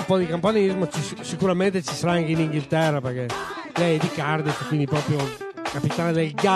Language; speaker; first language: Italian; native; Italian